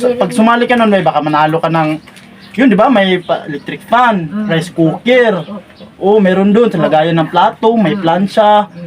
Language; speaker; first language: Filipino; non-native, local second language; Waray